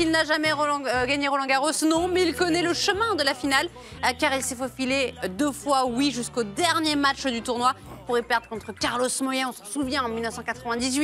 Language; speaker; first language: French; native; French